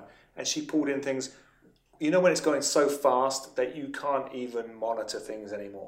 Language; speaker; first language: English; native; English